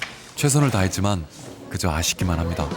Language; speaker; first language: Korean; native; Korean